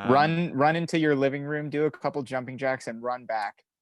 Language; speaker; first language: English; native; English